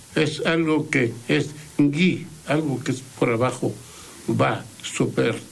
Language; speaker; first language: Spanish; non-native, local second language; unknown